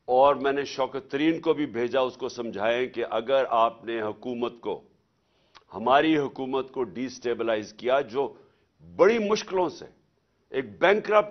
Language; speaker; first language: Urdu; native; Urdu